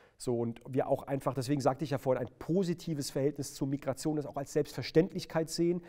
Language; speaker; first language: German; native; German